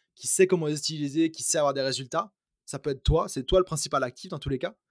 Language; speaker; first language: French; native; French